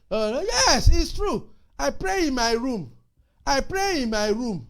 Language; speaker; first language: English; non-native, local second language; Yoruba